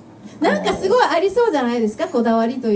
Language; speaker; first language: Japanese; native; Japanese